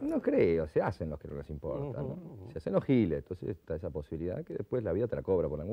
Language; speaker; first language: Spanish; native; Spanish